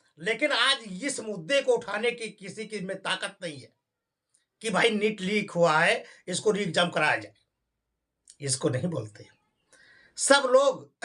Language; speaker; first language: Hindi; native; Hindi